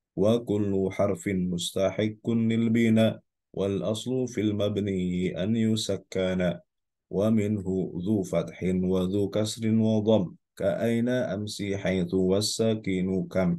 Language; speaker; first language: Arabic; non-native, fluent; Indonesian